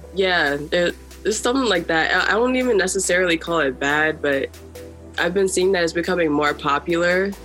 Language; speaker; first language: English; native; English